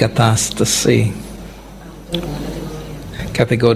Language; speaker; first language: Greek; non-native, fluent; English